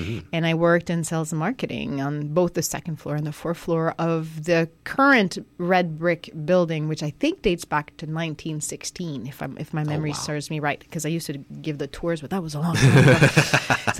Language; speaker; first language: English; non-native, fluent; French